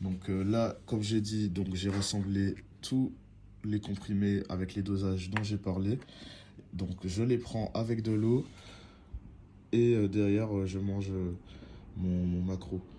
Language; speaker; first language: French; native; French